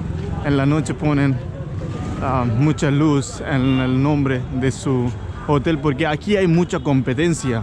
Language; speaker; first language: Spanish; non-native, learner; Hindi